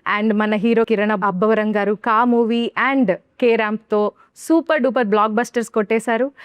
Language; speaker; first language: Telugu; native; Telugu